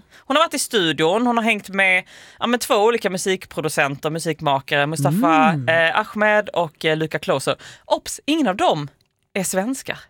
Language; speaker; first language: Swedish; native; Swedish